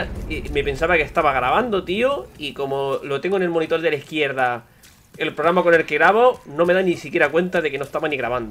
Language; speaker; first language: Spanish; native; Spanish